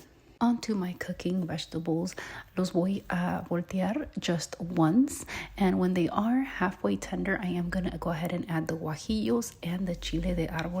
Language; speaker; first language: English; early bilingual, other home language; Spanish